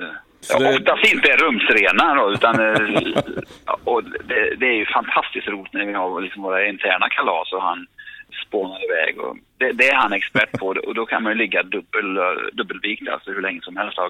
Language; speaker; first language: Swedish; native; Swedish